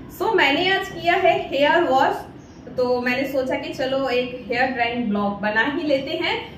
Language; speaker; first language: Hindi; non-native, local second language; Bangla